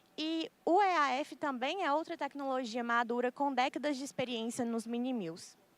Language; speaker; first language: Portuguese; native; Portuguese